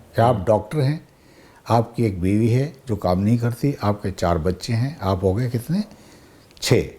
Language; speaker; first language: Urdu; non-native, local second language; Saraiki